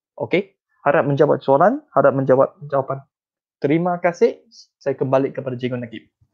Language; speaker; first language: Malay; non-native, local second language; Chinese